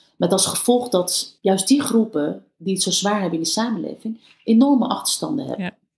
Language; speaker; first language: Dutch; early bilingual, other home language; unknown